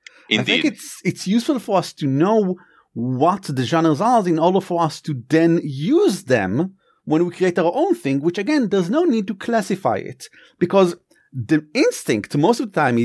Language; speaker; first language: English; non-native, fluent; Hebrew